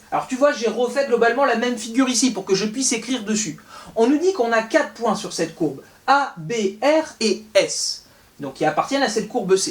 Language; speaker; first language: French; native; French